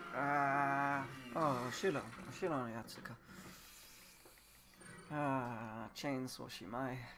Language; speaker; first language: Japanese; non-native, learner; English